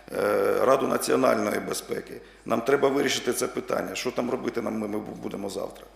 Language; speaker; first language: Ukrainian; native; Ukrainian